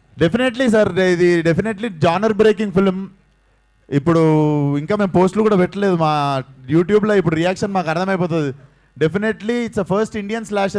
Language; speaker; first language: Telugu; native; Telugu